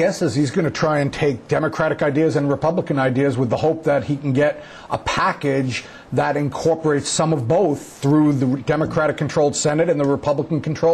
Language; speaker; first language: English; native; English